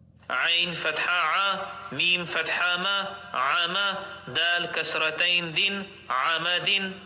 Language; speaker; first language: Arabic; non-native, fluent; Oromo